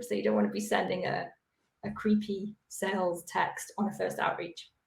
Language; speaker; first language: English; native; English